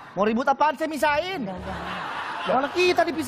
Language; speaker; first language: Indonesian; native; Indonesian